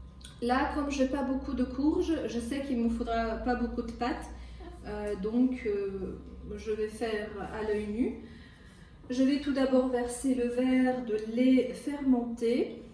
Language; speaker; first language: French; non-native, fluent; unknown